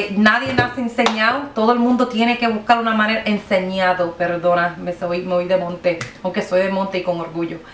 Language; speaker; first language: Spanish; early bilingual, heritage; Spanish